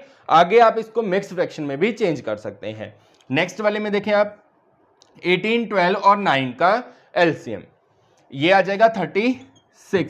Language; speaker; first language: Hindi; native; Hindi